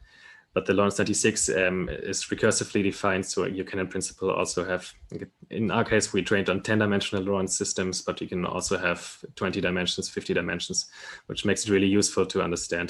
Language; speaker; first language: English; non-native, fluent; German